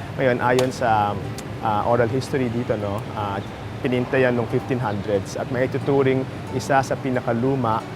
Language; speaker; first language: Filipino; native; Filipino